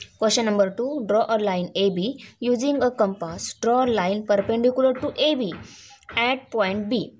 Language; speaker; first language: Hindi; non-native, local second language; Marathi